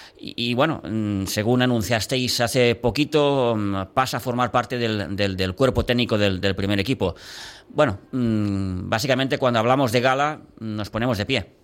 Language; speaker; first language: Spanish; non-native, local second language; Catalan